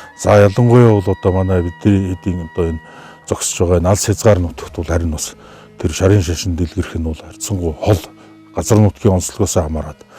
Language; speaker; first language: Mongolian; native; Mongolian